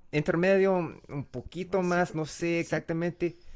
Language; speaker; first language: Spanish; non-native, learner; English